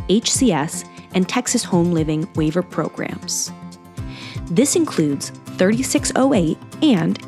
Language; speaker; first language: English; native; English